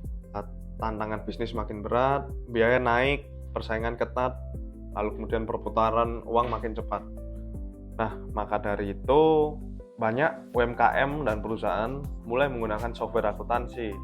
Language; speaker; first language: Indonesian; native; Indonesian